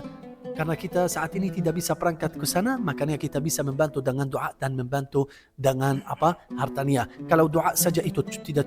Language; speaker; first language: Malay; non-native, fluent; Arabic